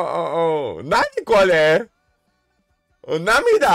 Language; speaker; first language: Japanese; non-native, learner; English